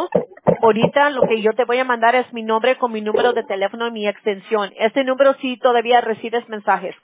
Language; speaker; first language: Spanish; early bilingual, heritage; Spanish